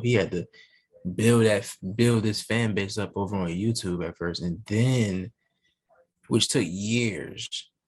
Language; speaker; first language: English; native; English